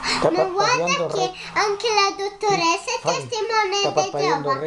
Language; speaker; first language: Spanish; early bilingual, heritage; Spanish